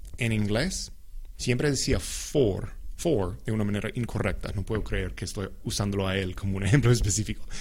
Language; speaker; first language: Spanish; non-native, fluent; English